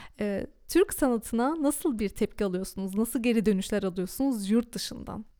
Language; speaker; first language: Turkish; early bilingual, heritage; Turkish